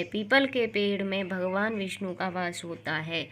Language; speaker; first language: Hindi; native; Hindi